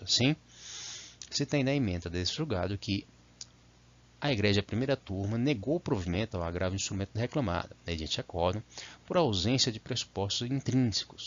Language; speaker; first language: Portuguese; native; Portuguese